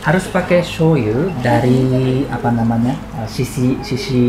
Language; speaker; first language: Indonesian; non-native, learner; Japanese